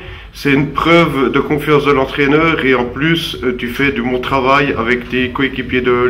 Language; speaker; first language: French; native; French